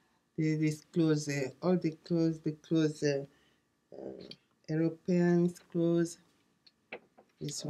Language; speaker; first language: English; non-native, learner; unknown